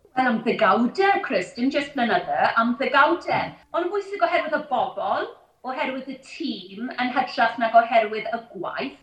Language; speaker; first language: Welsh; non-native, local second language; English